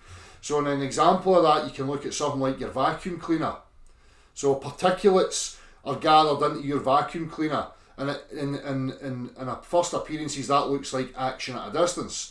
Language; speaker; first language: English; native; English